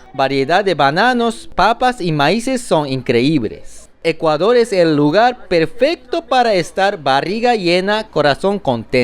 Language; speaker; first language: Spanish; non-native, fluent; Japanese